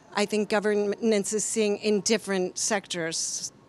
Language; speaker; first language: English; native; English